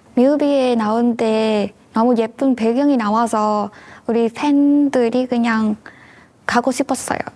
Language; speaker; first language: Korean; non-native, learner; Vietnamese